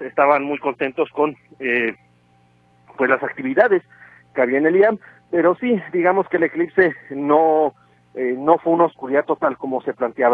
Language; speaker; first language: Spanish; native; Spanish